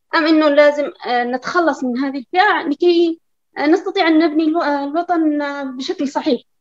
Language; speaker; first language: Arabic; native; Arabic